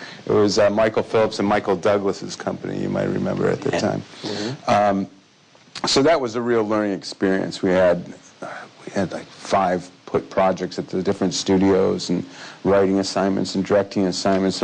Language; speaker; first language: English; native; English